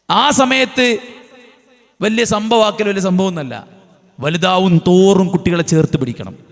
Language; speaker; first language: Malayalam; native; Malayalam